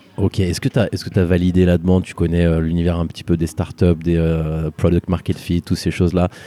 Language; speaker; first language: French; native; French